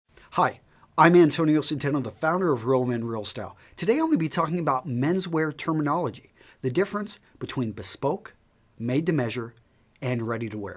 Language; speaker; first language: English; native; English